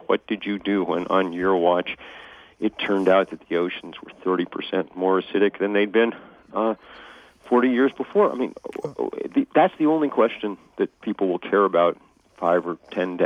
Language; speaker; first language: English; native; English